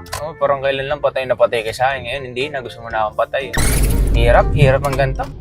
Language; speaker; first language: Filipino; native; Filipino